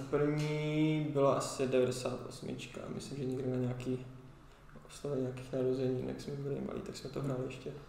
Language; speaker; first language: Czech; early bilingual, heritage; Czech